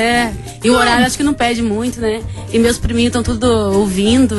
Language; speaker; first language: Portuguese; native; Portuguese